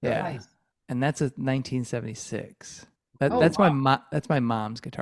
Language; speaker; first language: English; native; English